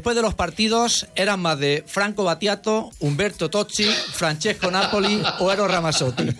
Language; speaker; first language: Spanish; native; Spanish